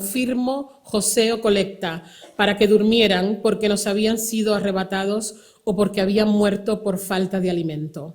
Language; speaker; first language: Spanish; native; Spanish